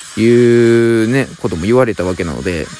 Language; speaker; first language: Japanese; native; Japanese